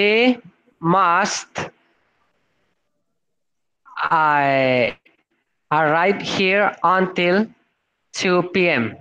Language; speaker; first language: English; non-native, learner; Spanish